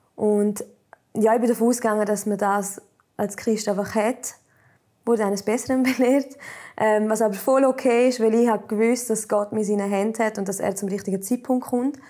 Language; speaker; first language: German; native; German